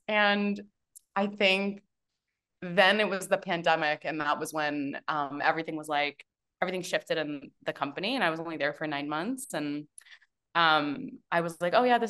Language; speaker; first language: English; native; English